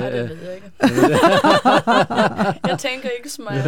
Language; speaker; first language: Danish; non-native, learner; Swedish